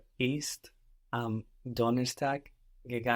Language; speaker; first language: German; non-native, learner; English